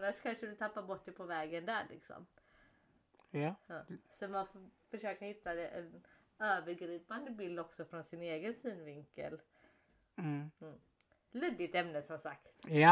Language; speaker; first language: Swedish; native; Swedish